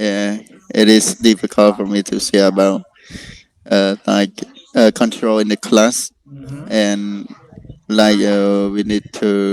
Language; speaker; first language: English; non-native, learner; Khmer